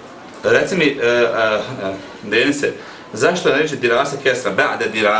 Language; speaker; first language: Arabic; non-native, fluent; Bosnian